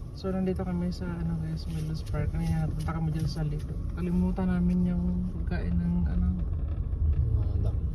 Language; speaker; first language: Filipino; native; Filipino